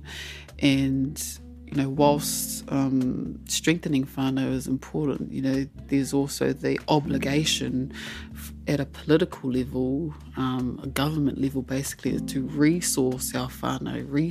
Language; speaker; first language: English; non-native, local second language; Māori